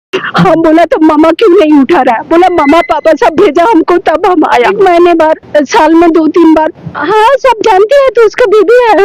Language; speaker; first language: Hindi; non-native, local second language; Bangla